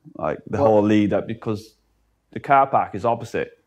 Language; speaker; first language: English; native; English